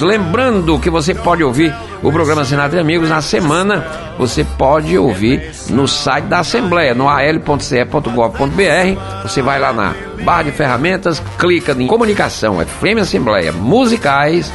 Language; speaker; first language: Portuguese; native; Portuguese